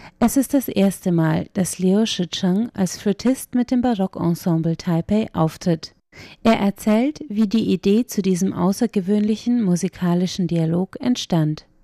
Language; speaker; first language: German; native; German